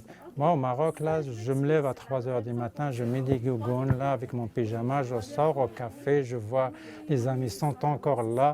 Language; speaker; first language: French; non-native, local second language; Arabic